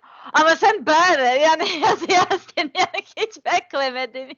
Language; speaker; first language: Turkish; non-native, learner; Serbian